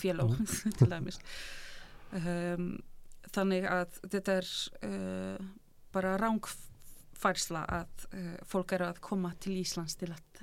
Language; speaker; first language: Icelandic; non-native, fluent; Polish